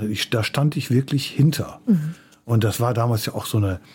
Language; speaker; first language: German; native; German